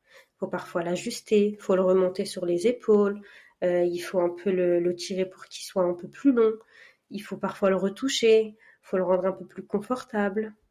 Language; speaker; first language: French; early bilingual, other home language; Arabic